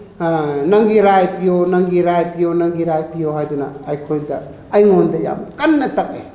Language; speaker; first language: Manipuri; non-native, local second language; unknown